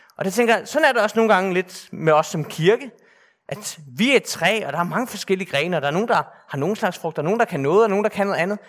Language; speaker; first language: Danish; native; Danish